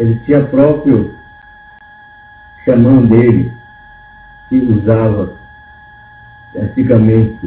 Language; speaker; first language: Portuguese; non-native, local second language; Yanomámi